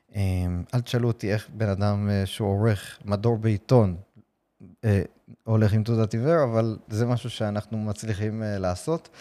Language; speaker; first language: Hebrew; non-native, fluent; English